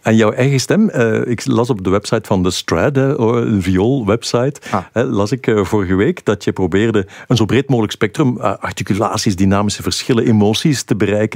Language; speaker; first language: Dutch; native; Dutch